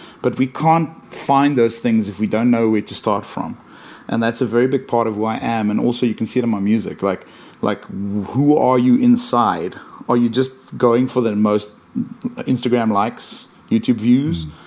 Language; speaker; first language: English; non-native, local second language; Afrikaans